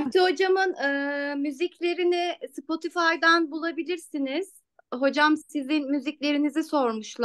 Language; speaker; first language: Turkish; native; Turkish